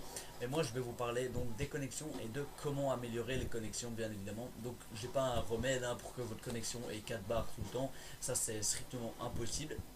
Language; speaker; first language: French; native; French